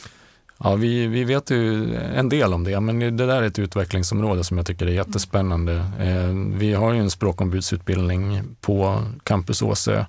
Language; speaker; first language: Swedish; native; Swedish